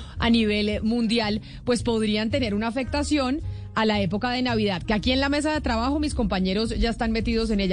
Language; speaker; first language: Spanish; native; Spanish